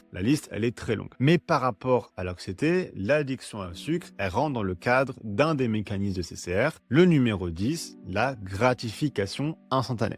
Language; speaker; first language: French; native; French